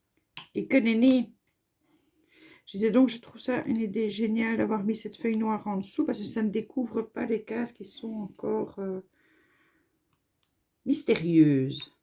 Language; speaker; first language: French; native; French